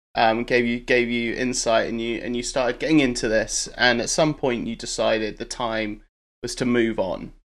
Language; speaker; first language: English; native; English